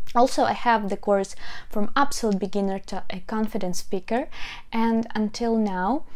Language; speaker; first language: English; non-native, fluent; Ukrainian